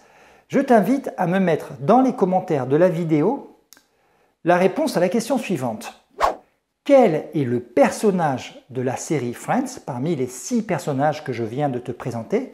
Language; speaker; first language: French; native; French